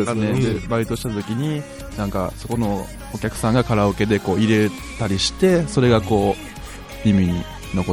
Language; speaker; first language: Japanese; native; Japanese